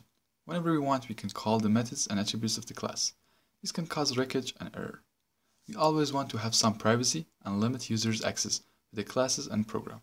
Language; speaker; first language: English; non-native, fluent; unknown